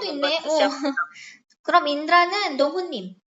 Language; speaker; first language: Korean; non-native, fluent; Indonesian